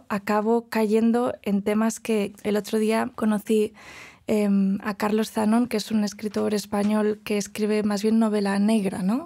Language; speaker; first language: Spanish; non-native, local second language; Galician